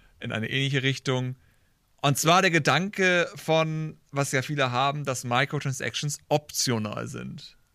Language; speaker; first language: German; native; German